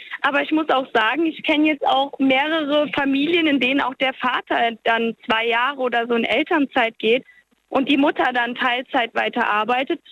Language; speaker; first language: German; native; German